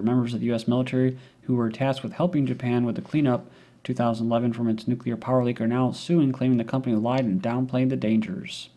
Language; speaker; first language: English; native; English